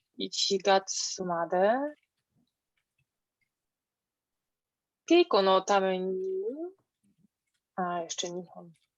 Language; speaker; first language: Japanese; non-native, learner; Polish